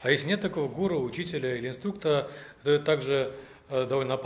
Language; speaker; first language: Russian; native; Russian